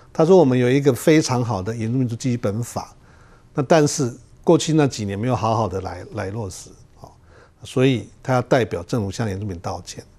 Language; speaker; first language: Chinese; non-native, local second language; Amis